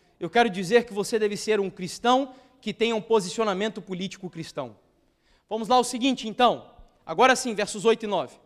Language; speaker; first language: Portuguese; native; Portuguese